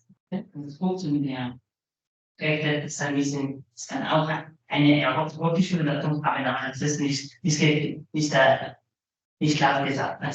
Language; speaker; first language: German; non-native, learner; Italian